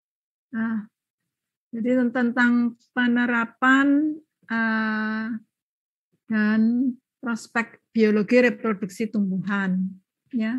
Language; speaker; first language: Indonesian; native; Indonesian